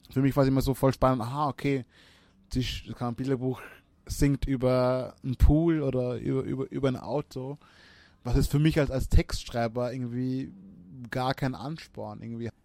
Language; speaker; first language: German; early bilingual, other home language; Swahili